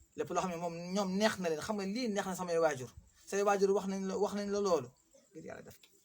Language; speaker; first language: Wolof; non-native, local second language; Fula